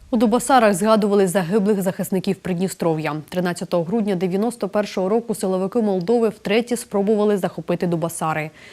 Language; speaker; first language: Ukrainian; native; Ukrainian